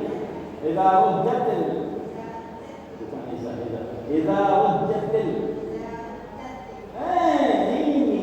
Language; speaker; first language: Indonesian; non-native, learner; Arabic